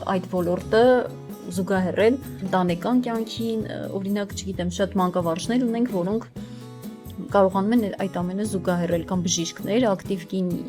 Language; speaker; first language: Armenian; non-native, local second language; Kurdish